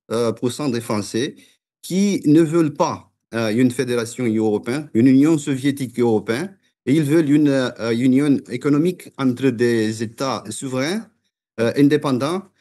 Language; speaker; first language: French; non-native, fluent; Romanian